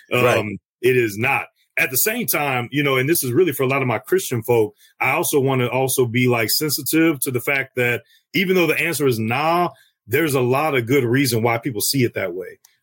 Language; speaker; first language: English; native; English